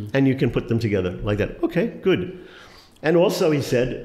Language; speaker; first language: English; native; English